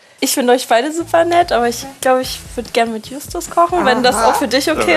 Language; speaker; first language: German; native; German